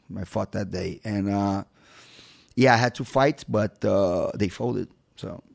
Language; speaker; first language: English; non-native, fluent; Portuguese